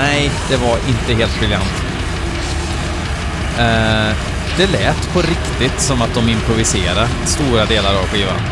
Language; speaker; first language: Swedish; native; Swedish